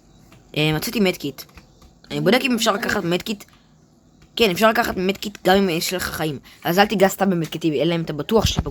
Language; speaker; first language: Hebrew; native; Hebrew